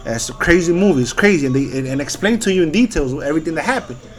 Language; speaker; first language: English; early bilingual, other home language; Spanish